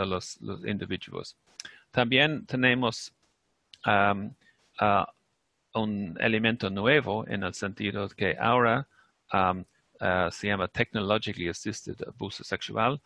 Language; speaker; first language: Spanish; non-native, fluent; English